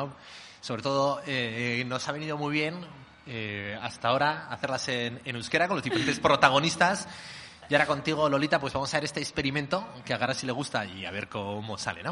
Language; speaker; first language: Spanish; native; Spanish